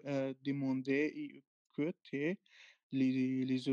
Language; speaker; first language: French; non-native, learner; Arabic